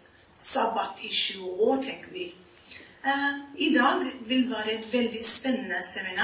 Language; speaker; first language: Norwegian; non-native, fluent; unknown